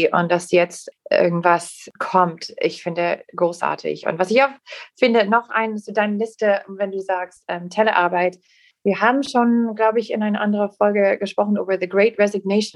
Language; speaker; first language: German; non-native, fluent; English